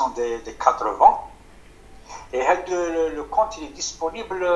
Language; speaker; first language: French; non-native, local second language; Arabic